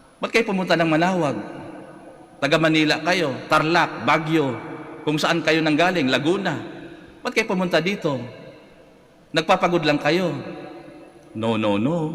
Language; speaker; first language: Filipino; non-native, local second language; Cebuano